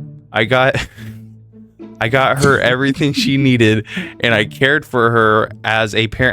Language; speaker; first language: English; native; English